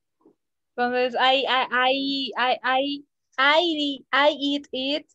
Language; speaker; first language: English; non-native, learner; Spanish